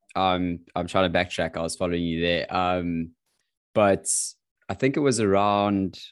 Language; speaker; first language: English; native; English